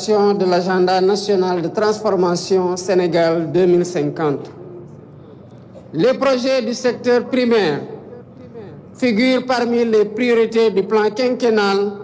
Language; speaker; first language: French; non-native, local second language; Wolof